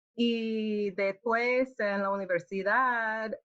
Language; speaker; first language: Spanish; non-native, fluent; English